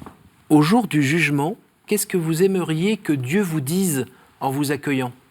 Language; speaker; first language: French; native; French